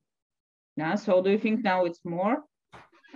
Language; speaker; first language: English; non-native, fluent; Russian